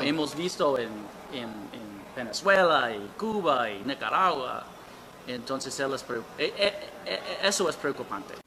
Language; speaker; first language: Spanish; non-native, learner; English